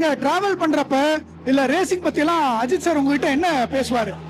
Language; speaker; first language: Tamil; native; Tamil